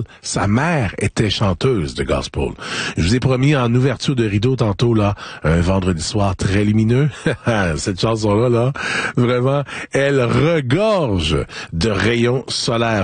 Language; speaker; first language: French; native; French